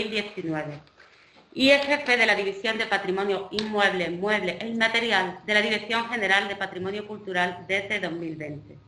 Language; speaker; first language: Spanish; native; Spanish